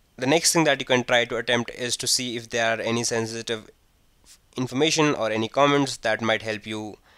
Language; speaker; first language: English; non-native, local second language; Hindi